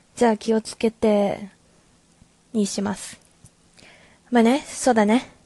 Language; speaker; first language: Japanese; non-native, learner; Chinese